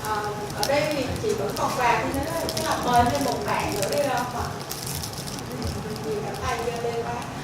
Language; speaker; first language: Vietnamese; native; Vietnamese